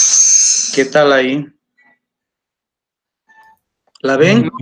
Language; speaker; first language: Spanish; native; Spanish